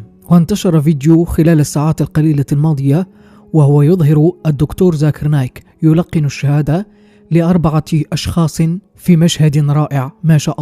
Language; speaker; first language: Arabic; native; Arabic